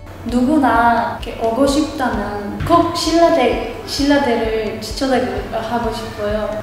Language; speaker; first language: Korean; non-native, fluent; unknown